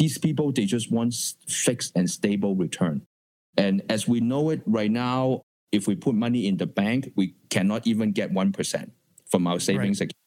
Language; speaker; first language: English; non-native, local second language; Cantonese